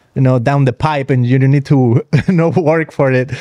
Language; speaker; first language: English; non-native, fluent; Spanish